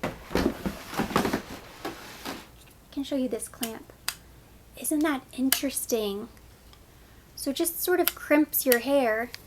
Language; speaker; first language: English; native; English